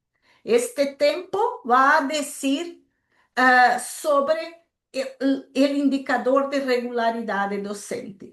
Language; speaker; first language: Spanish; non-native, local second language; Portuguese